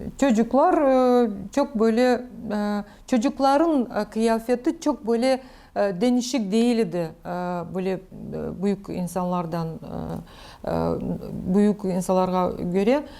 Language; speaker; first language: Turkish; non-native, learner; Crimean Tatar